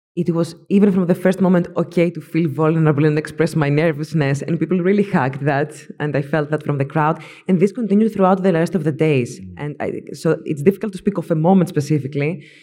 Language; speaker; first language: English; non-native, fluent; Greek